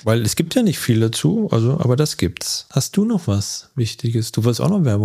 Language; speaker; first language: German; native; German